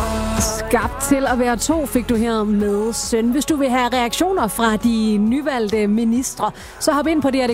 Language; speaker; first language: Danish; native; Danish